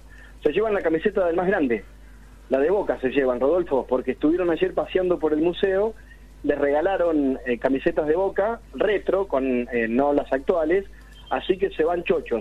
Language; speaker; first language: Spanish; native; Spanish